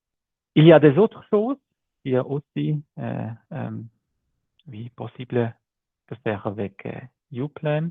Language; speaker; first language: French; non-native, learner; German